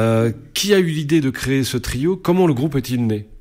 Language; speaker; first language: French; native; French